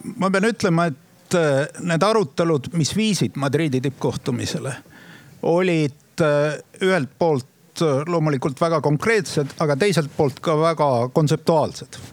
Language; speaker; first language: Estonian; native; Estonian